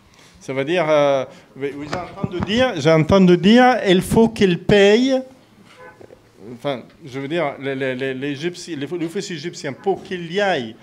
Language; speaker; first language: French; non-native, fluent; Arabic